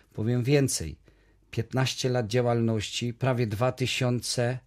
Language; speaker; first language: Polish; native; Polish